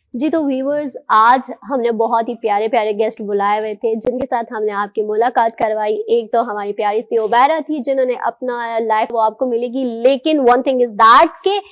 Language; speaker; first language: Urdu; native; Urdu